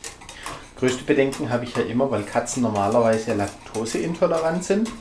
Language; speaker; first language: German; native; German